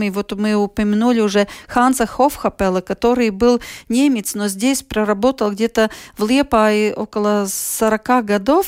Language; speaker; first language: Russian; native; Russian